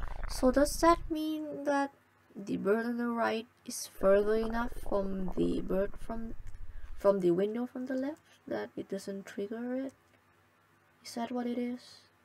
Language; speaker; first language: English; non-native, fluent; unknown